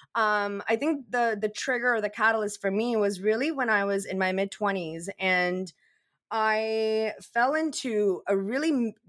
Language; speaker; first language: English; early bilingual, other home language; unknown